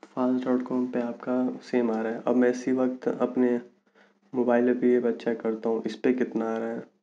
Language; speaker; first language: Hindi; native; Hindi